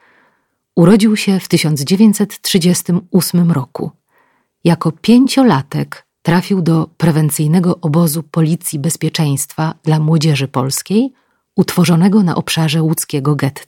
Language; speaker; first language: Polish; native; Polish